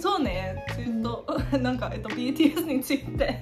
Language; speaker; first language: Japanese; non-native, fluent; English